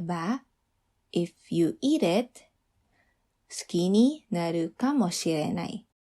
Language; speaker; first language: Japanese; non-native, fluent; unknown